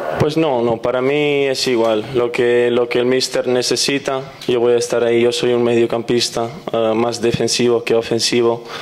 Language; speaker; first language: Spanish; early bilingual, other home language; Serbian